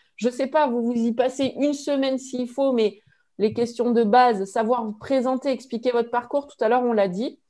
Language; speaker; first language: French; native; French